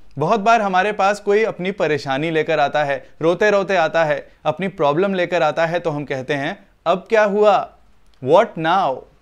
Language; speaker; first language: Hindi; native; Hindi